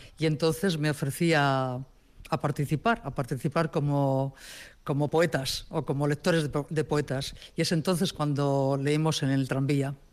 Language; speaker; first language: Spanish; native; Spanish